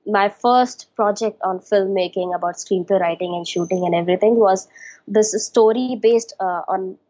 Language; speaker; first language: English; non-native, local second language; Hindi